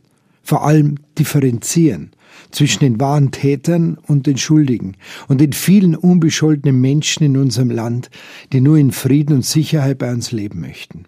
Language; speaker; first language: German; native; German